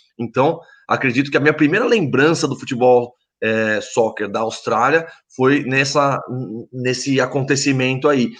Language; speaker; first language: Portuguese; native; Portuguese